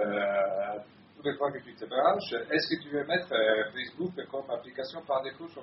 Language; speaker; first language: French; native; French